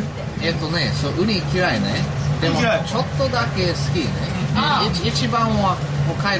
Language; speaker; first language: Japanese; non-native, learner; English